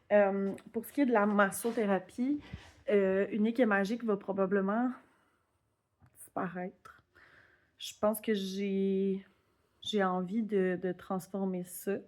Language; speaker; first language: French; native; French